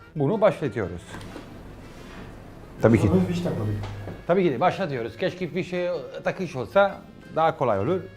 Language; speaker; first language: Turkish; non-native, learner; Italian